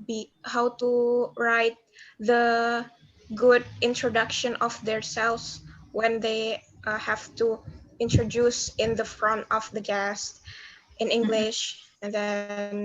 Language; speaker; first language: English; non-native, learner; Indonesian